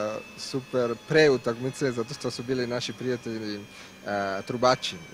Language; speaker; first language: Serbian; non-native, learner; Italian